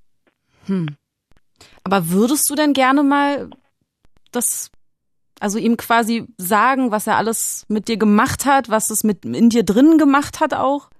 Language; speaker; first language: German; native; German